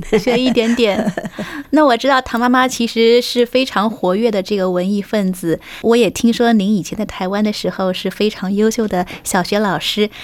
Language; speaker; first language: Chinese; native; Chinese